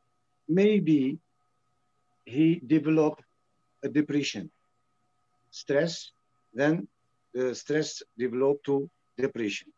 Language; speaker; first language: English; non-native, learner; French